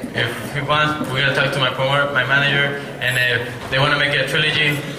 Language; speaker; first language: English; non-native, fluent; Spanish